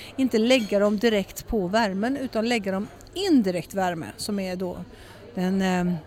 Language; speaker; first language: Swedish; early bilingual, heritage; Swedish